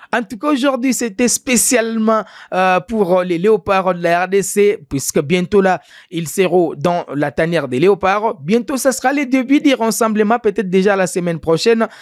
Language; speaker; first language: French; non-native, local second language; Swahili